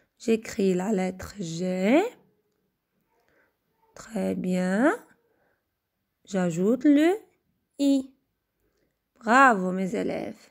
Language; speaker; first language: French; non-native, local second language; Arabic